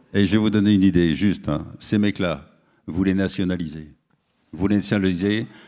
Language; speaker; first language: French; native; French